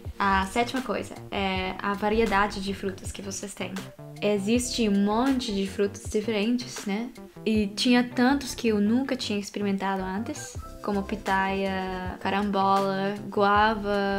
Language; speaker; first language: Portuguese; non-native, fluent; Japanese